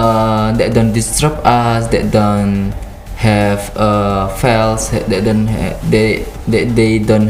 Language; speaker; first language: English; non-native, learner; Indonesian